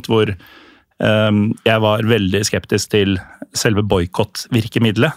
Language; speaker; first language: Norwegian; native; Norwegian